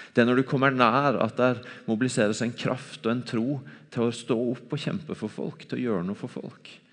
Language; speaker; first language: Norwegian; native; Norwegian